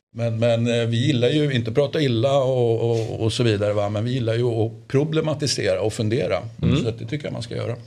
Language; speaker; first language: Swedish; native; Swedish